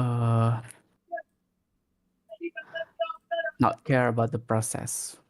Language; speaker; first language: English; non-native, learner; Indonesian